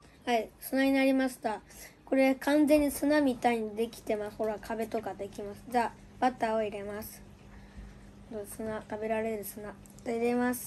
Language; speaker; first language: Japanese; early bilingual, other home language; Russian